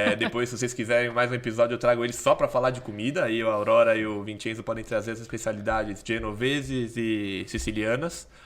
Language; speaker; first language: Portuguese; native; Portuguese